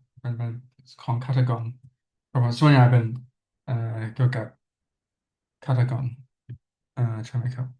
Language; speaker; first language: Thai; non-native, learner; English